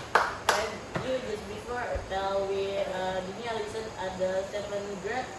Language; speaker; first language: English; non-native, learner; Indonesian